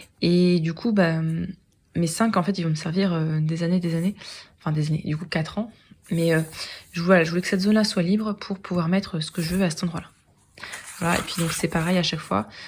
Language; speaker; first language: French; native; French